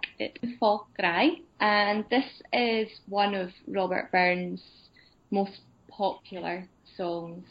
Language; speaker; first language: English; native; English